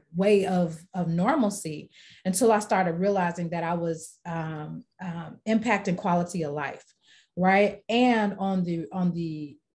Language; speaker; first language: English; native; English